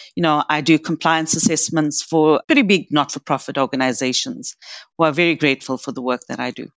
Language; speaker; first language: English; native; English